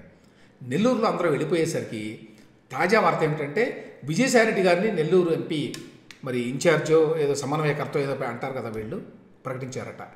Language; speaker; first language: Telugu; native; Telugu